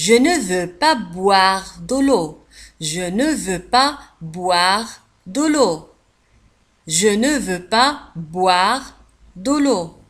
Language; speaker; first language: French; non-native, fluent; Arabic